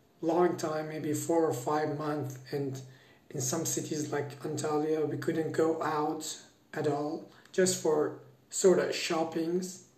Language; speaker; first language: English; non-native, fluent; Persian